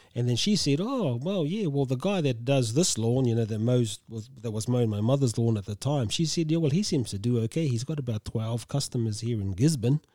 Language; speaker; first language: English; native; English